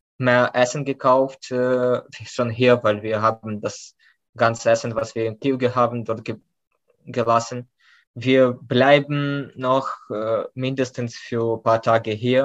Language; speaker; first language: German; non-native, fluent; Ukrainian